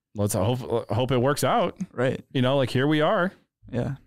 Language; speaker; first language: English; native; English